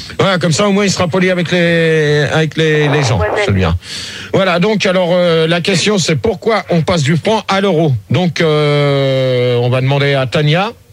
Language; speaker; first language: French; native; French